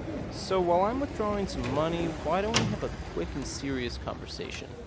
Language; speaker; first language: English; native; English